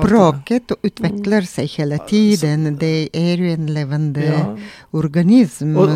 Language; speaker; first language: Swedish; non-native, fluent; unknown